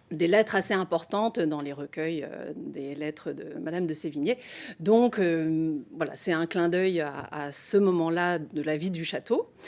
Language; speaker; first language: French; non-native, fluent; English